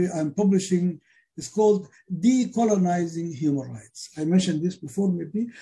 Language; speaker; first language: English; non-native, fluent; Arabic